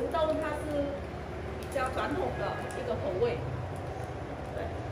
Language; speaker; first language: Chinese; non-native, fluent; Vietnamese